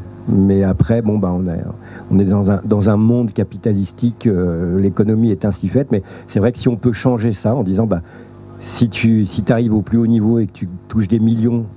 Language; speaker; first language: French; native; French